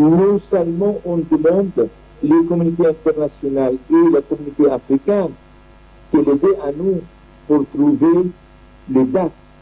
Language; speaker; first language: French; non-native, learner; Arabic